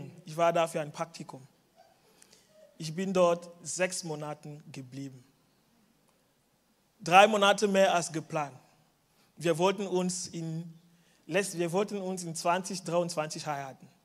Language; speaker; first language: German; non-native, fluent; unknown